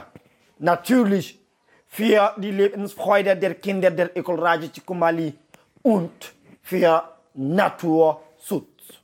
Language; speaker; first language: German; non-native, learner; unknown